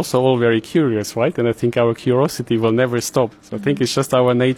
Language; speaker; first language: Swedish; non-native, fluent; German